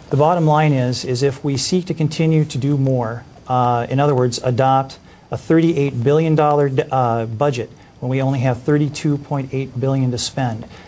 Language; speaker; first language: English; native; English